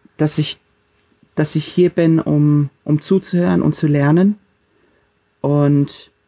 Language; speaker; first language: German; non-native, fluent; English